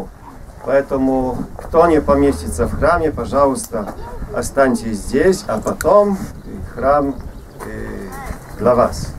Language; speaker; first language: Russian; non-native, fluent; Polish